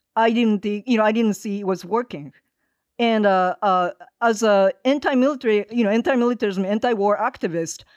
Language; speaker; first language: English; non-native, fluent; Japanese